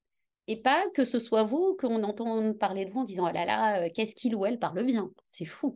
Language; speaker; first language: French; native; French